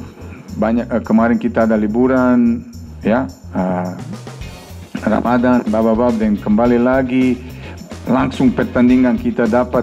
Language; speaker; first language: Indonesian; non-native, fluent; Serbian